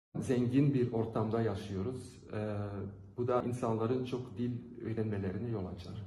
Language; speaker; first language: Turkish; non-native, fluent; Dutch